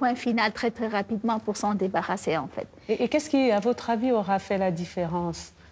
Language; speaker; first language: French; non-native, local second language; Fula